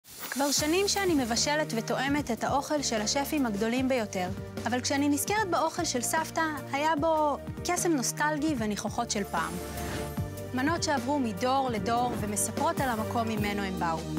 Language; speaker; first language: Hebrew; native; Hebrew